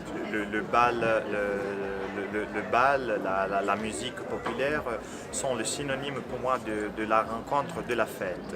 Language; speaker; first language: French; non-native, fluent; Italian